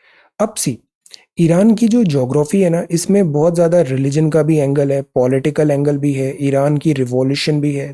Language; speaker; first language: Hindi; native; Hindi